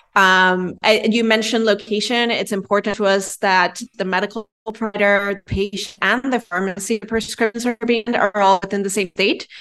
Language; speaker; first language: English; non-native, fluent; Spanish